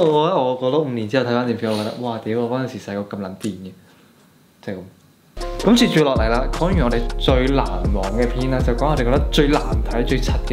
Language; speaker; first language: Chinese; native; Chinese